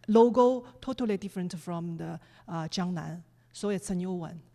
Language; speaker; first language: English; non-native, fluent; Chinese